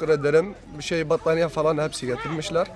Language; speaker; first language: Turkish; non-native, learner; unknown